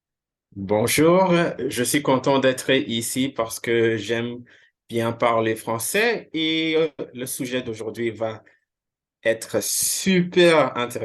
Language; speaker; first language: French; non-native, fluent; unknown